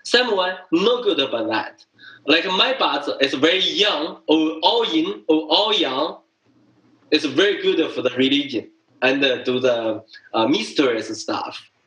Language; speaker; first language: English; non-native, learner; Chinese